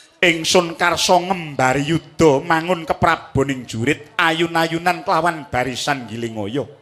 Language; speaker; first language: Javanese; native; Javanese